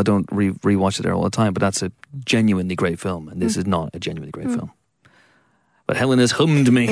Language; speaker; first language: English; native; English